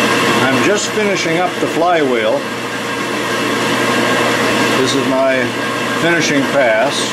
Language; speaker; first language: English; native; English